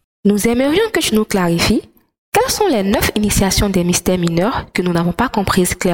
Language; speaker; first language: French; non-native, fluent; Spanish